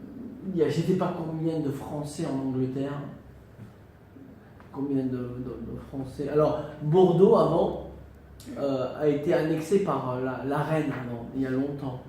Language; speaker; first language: French; non-native, fluent; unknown